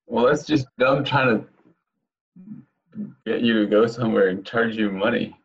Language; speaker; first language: English; non-native, fluent; Spanish